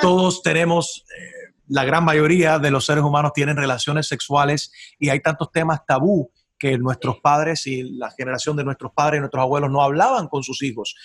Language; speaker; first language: Spanish; early bilingual, heritage; Spanish